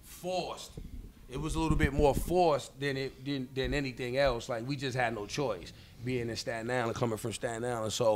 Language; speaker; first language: English; native; English